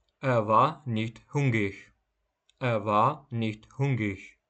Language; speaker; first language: German; non-native, fluent; Ukrainian